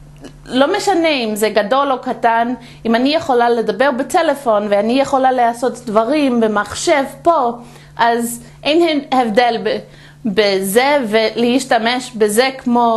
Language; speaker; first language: Hebrew; non-native, fluent; English